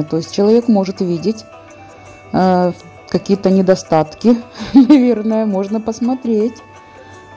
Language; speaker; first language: Russian; native; Russian